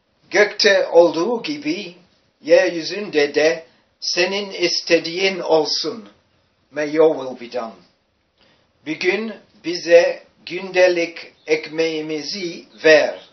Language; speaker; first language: Turkish; non-native, learner; English